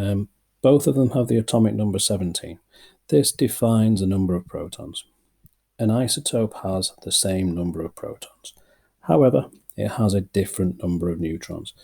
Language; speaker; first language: English; native; English